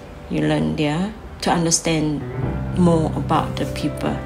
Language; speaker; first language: English; non-native, local second language; Min Nan Chinese